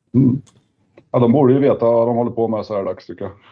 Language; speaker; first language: Swedish; native; Swedish